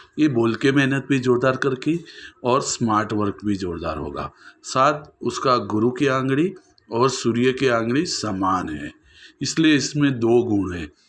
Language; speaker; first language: Hindi; non-native, local second language; Gujarati